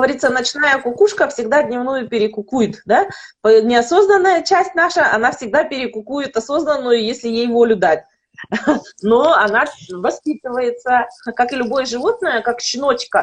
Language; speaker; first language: Russian; native; Russian